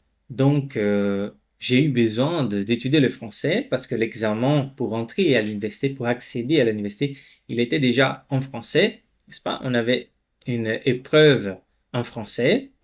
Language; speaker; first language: French; non-native, fluent; Portuguese